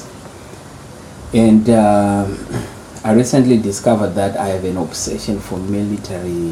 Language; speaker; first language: English; non-native, local second language; Shona